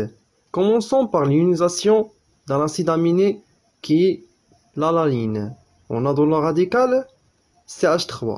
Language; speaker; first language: French; non-native, local second language; Arabic